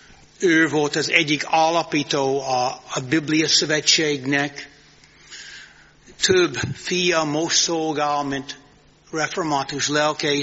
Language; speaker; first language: Hungarian; non-native, fluent; English